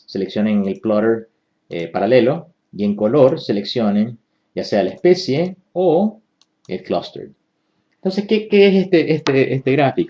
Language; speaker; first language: Spanish; native; Spanish